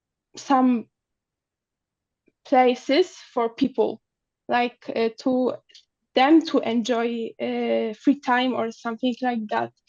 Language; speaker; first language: English; non-native, learner; Polish